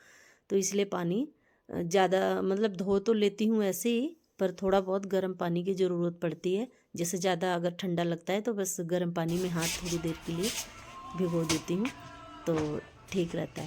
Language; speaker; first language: Hindi; native; Hindi